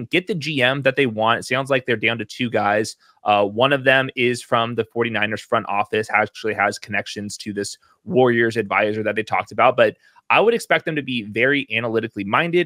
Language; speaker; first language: English; native; English